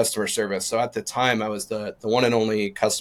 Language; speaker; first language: English; native; English